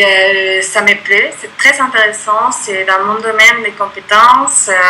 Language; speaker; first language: French; non-native, fluent; Spanish